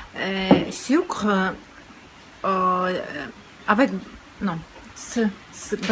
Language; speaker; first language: French; non-native, learner; Russian